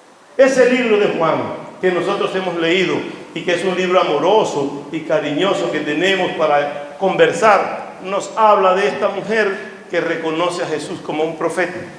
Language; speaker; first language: Spanish; native; Spanish